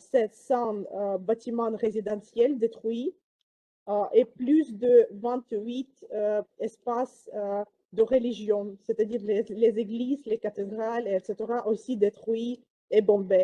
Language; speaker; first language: French; non-native, fluent; Ukrainian